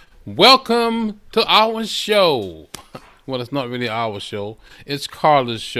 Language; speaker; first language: English; native; English